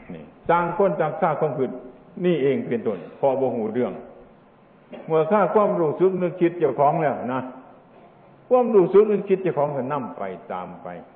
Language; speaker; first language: Thai; non-native, local second language; Northeastern Thai